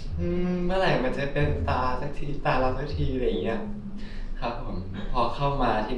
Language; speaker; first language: Thai; native; Thai